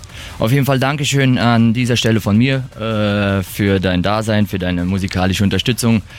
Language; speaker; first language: German; native; German